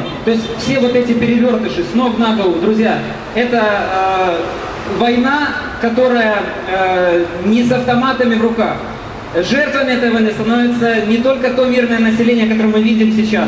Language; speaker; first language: Russian; native; Russian